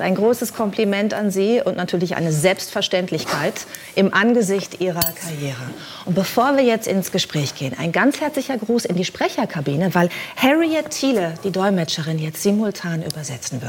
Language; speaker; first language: German; native; German